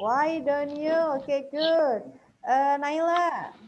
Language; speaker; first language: English; non-native, fluent; Indonesian